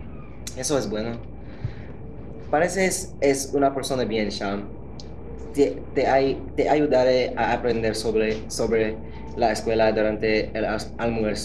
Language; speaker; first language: Spanish; non-native, learner; English